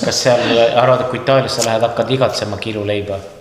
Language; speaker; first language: Estonian; native; Estonian